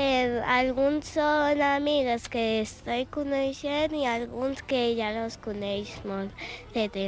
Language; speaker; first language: Catalan; non-native, local second language; Spanish